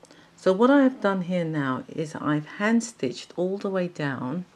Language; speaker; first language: English; native; English